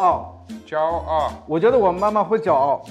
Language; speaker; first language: Chinese; non-native, fluent; German